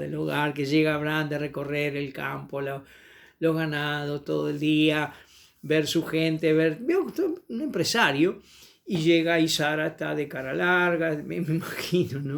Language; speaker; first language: Spanish; native; Spanish